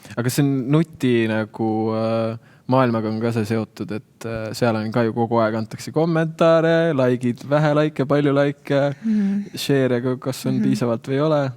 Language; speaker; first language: Estonian; native; Estonian